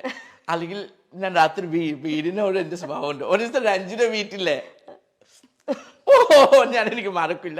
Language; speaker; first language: Malayalam; non-native, local second language; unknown